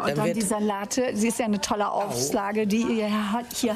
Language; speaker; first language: German; native; German